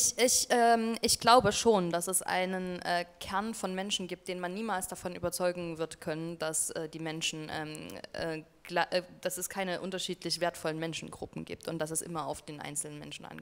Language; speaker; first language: German; native; German